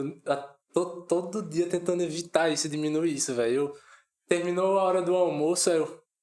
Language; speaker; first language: Portuguese; native; Portuguese